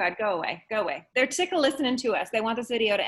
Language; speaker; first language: English; native; English